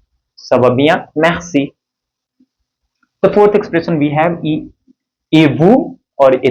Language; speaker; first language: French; non-native, fluent; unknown